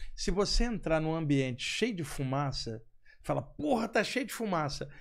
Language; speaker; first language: Portuguese; native; Portuguese